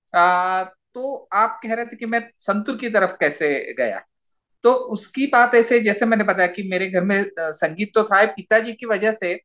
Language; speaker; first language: Hindi; non-native, local second language; Marathi